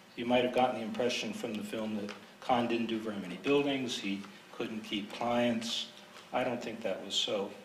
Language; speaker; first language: English; native; English